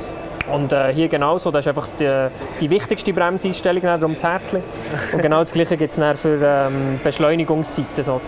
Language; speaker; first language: German; native; German